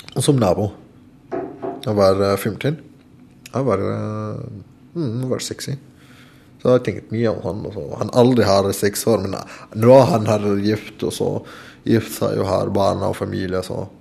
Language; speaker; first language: Norwegian; non-native, fluent; Arabic